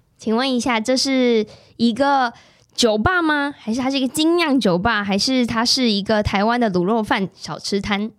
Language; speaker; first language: Chinese; native; Chinese